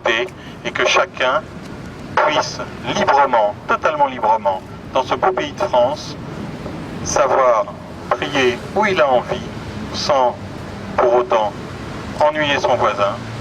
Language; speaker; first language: French; native; French